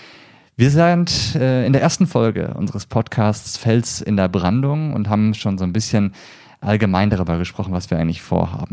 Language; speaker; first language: German; native; German